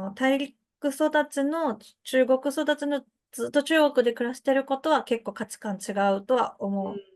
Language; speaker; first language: Japanese; early bilingual, other home language; Chinese